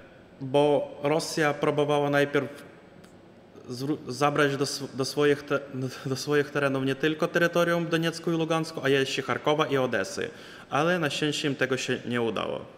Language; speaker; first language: Polish; non-native, fluent; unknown